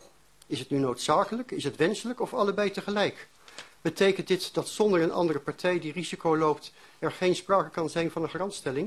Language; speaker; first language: Dutch; native; Dutch